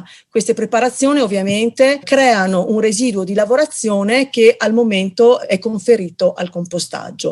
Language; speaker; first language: Italian; native; Italian